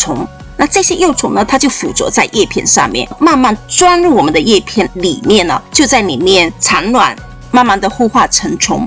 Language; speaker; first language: Chinese; native; Chinese